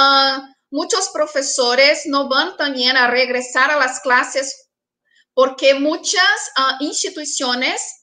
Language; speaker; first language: Spanish; non-native, fluent; Portuguese